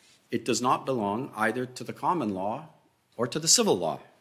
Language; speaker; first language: English; native; English